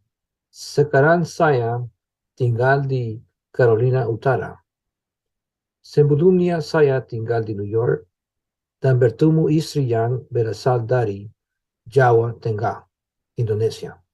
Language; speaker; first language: Indonesian; non-native, learner; English